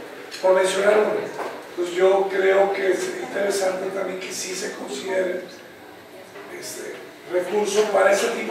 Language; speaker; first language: Spanish; native; Spanish